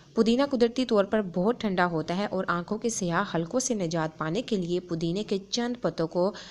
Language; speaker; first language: Urdu; native; Urdu